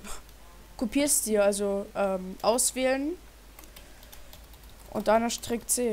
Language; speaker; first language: German; native; German